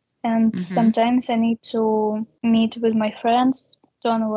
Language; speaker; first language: English; non-native, learner; Russian